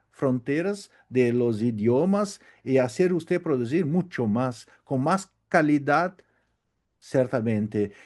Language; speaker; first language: Spanish; non-native, learner; Portuguese